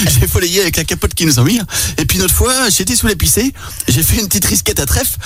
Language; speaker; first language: French; native; French